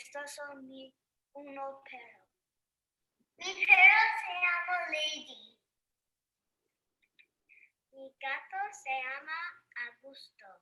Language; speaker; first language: Spanish; non-native, learner; English